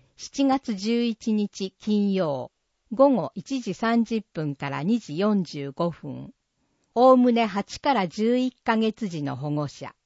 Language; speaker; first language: Japanese; native; Japanese